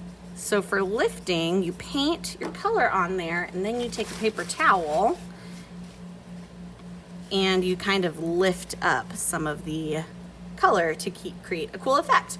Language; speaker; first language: English; native; English